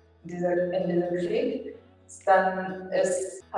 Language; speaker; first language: German; non-native, fluent; Japanese